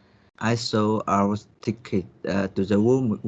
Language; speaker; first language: English; non-native, learner; Vietnamese